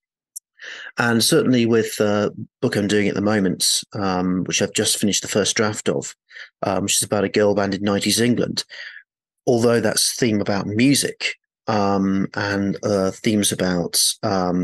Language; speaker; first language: English; native; English